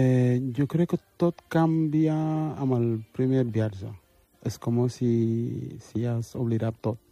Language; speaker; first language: Catalan; early bilingual, other home language; Wolof